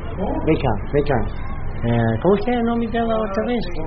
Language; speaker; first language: Portuguese; non-native, fluent; English